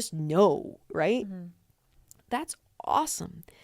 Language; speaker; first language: English; native; English